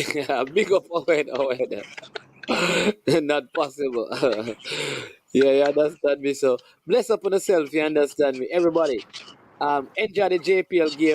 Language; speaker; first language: English; non-native, local second language; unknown